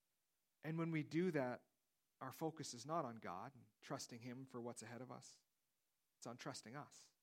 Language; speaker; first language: English; native; English